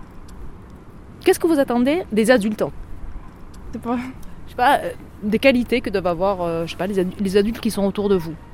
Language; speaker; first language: French; native; French